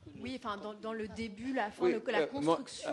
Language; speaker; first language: French; native; French